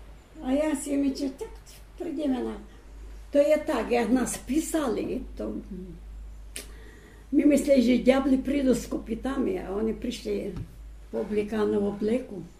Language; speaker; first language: Slovak; early bilingual, heritage; Slovak